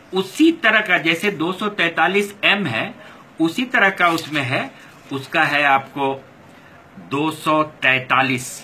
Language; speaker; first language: Hindi; non-native, local second language; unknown